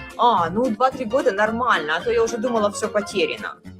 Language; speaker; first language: Russian; native; Russian